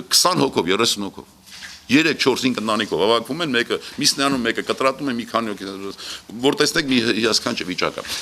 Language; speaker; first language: Armenian; native; Armenian